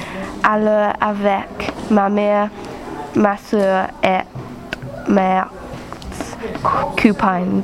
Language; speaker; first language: French; non-native, learner; English